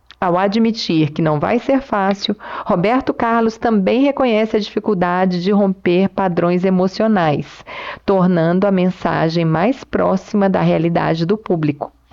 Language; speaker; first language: Portuguese; native; Portuguese